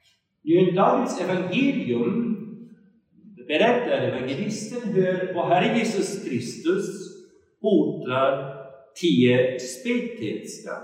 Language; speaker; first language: Swedish; non-native, fluent; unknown